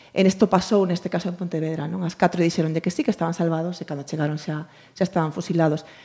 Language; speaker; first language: Galician; non-native, local second language; Spanish